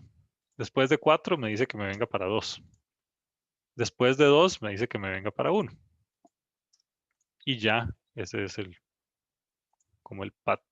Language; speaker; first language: Spanish; native; Spanish